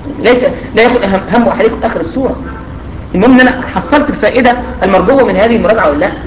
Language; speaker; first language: Arabic; native; Arabic